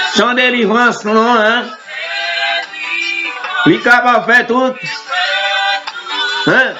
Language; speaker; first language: French; non-native, local second language; Haitian Creole